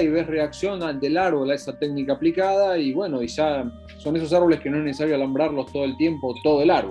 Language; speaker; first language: Spanish; native; Spanish